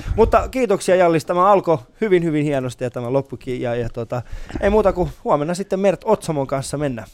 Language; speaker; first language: Finnish; early bilingual, other home language; Persian